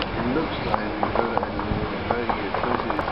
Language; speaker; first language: English; non-native, learner; Arabic